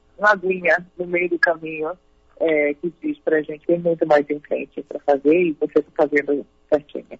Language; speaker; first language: Portuguese; early bilingual, heritage; Spanish